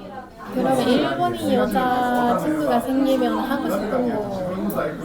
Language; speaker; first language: Korean; non-native, learner; Japanese